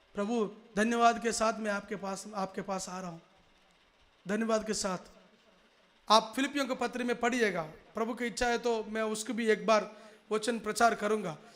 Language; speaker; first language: Hindi; non-native, local second language; Telugu